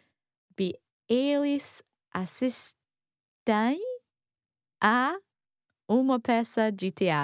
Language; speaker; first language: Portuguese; non-native, learner; English